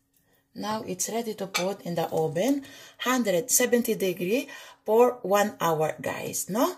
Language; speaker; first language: English; non-native, local second language; Filipino